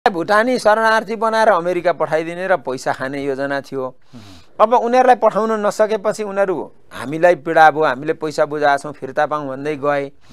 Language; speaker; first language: Nepali; native; Nepali